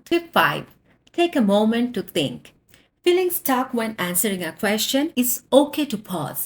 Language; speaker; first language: English; non-native, fluent; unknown